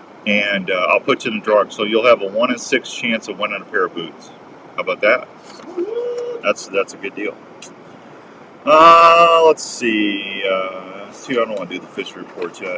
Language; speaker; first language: English; native; English